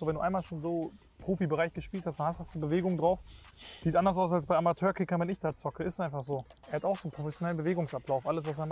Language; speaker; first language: German; native; German